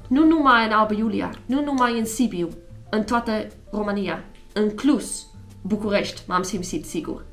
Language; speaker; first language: Romanian; non-native, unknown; Dutch